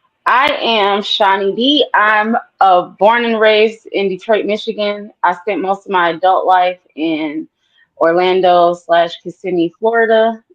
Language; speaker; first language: English; native; English